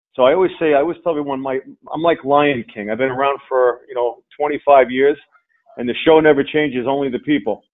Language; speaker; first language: English; native; English